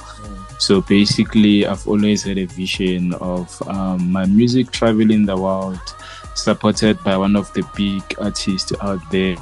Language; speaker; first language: English; non-native, local second language; Northern Sotho